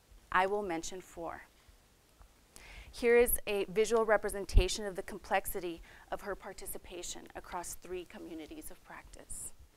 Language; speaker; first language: English; native; English